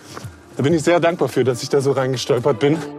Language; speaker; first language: German; native; German